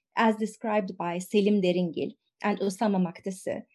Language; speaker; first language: English; non-native, fluent; Turkish